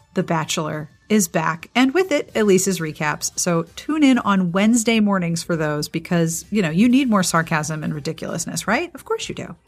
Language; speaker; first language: English; native; English